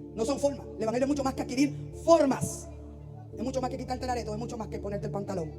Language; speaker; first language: Spanish; native; Spanish